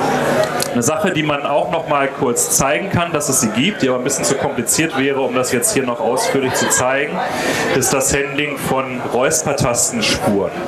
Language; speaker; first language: German; native; German